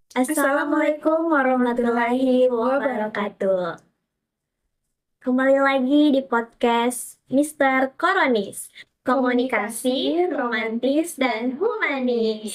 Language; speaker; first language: Indonesian; native; Indonesian